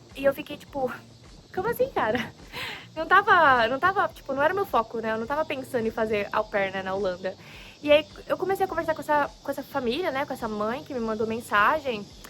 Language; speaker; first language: Portuguese; native; Portuguese